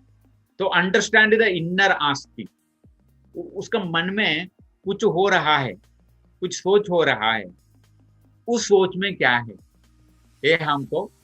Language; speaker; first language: Hindi; non-native, local second language; Malayalam